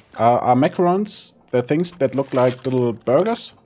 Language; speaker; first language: English; non-native, fluent; German